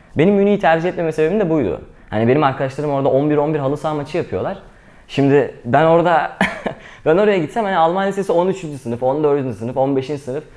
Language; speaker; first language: Turkish; native; Turkish